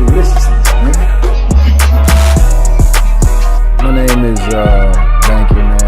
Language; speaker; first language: English; native; English